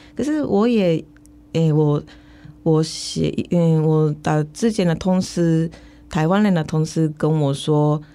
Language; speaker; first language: Chinese; non-native, fluent; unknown